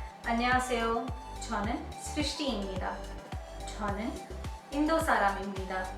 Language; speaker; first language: Korean; non-native, fluent; Hindi